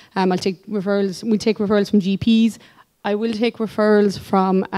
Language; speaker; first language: English; native; English